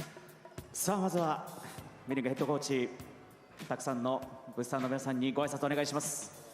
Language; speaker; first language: Japanese; native; Japanese